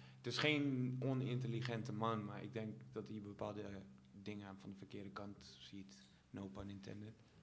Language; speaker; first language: Dutch; native; Dutch